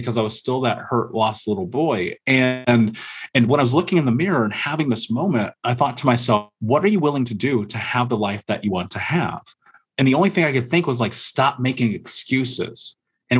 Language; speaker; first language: English; native; English